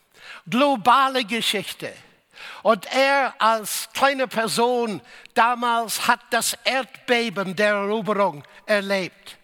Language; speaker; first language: German; non-native, fluent; English